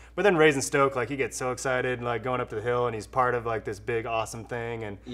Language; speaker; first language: English; native; English